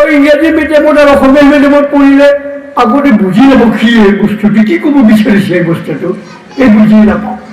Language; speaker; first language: Assamese; non-native, local second language; Bodo